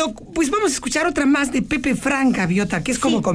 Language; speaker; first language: Spanish; native; Spanish